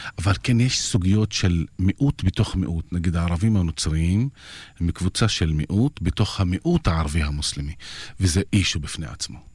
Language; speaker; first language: Hebrew; non-native, local second language; Arabic